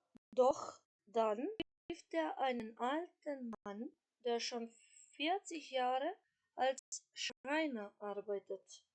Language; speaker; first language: German; non-native, fluent; Macedonian